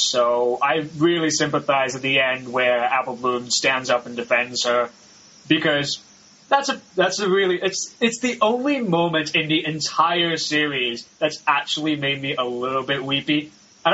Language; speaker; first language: English; native; English